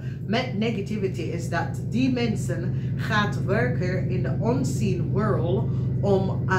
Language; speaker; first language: Dutch; non-native, learner; English